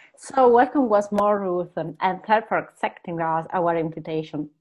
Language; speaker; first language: English; non-native, fluent; Italian